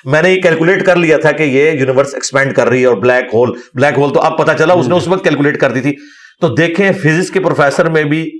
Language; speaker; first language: Urdu; native; Urdu